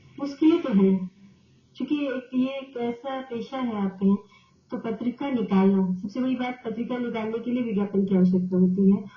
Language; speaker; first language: Hindi; native; Hindi